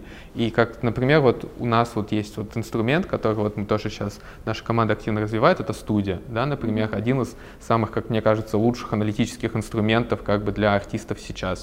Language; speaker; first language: Russian; native; Russian